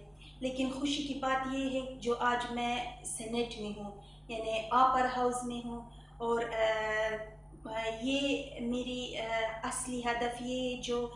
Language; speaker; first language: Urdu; non-native, learner; Persian